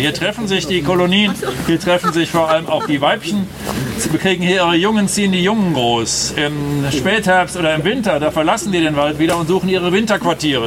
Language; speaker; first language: German; native; German